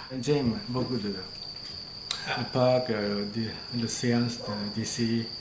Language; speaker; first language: French; non-native, learner; Japanese